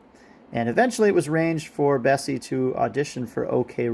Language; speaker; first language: English; native; English